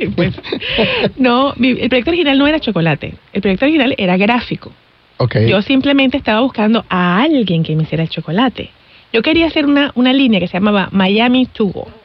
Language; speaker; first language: Spanish; native; Spanish